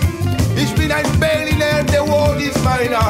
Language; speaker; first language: German; non-native, learner; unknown